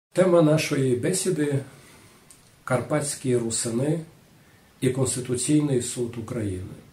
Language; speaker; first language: Ukrainian; non-native, local second language; Rusyn